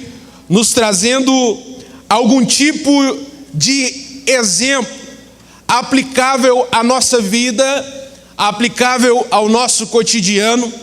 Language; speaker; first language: Portuguese; native; Portuguese